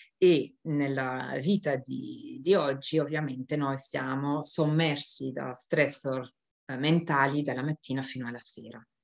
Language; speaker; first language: Italian; native; Italian